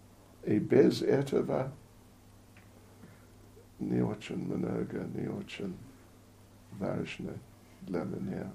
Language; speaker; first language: Russian; non-native, learner; English